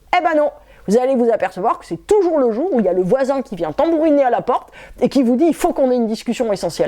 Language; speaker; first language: French; native; French